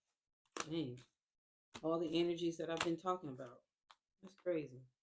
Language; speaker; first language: English; native; English